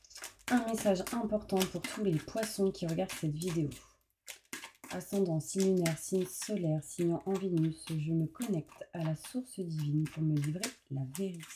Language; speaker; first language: French; native; French